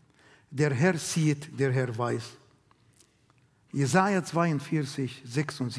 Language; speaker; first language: German; non-native, learner; Arabic